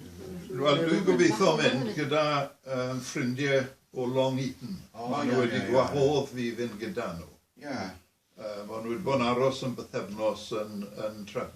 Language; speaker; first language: Welsh; native; Welsh